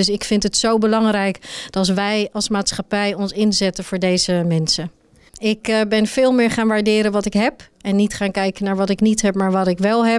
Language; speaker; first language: Dutch; native; Dutch